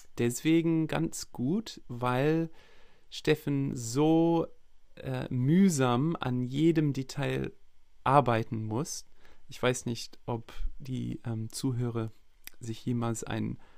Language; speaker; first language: German; non-native, fluent; English